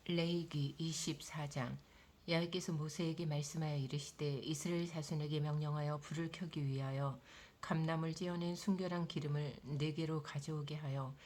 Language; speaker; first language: Korean; native; Korean